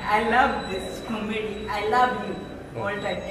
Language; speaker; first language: English; non-native, local second language; Bangla